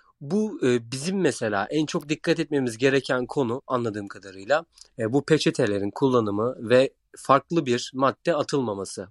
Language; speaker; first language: Turkish; native; Turkish